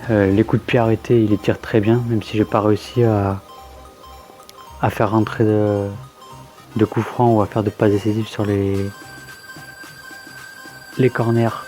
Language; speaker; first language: French; native; French